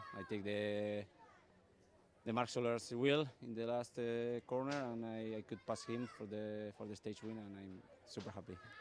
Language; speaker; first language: English; non-native, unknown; Basque